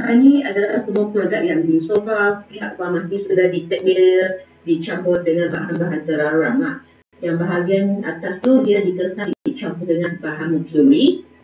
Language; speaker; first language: Malay; non-native, local second language; Chinese